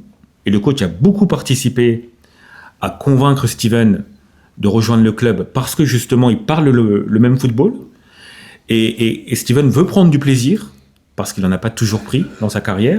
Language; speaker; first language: French; native; French